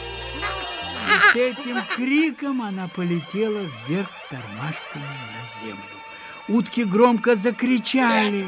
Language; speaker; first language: Russian; native; Russian